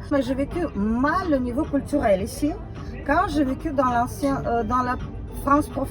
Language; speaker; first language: French; non-native, fluent; Russian